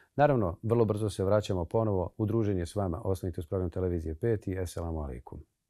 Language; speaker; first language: Bosnian; native; Bosnian